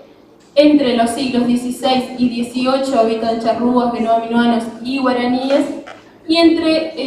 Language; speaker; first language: Spanish; native; Spanish